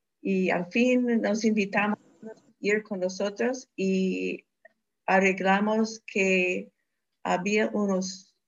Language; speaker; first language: Spanish; non-native, fluent; English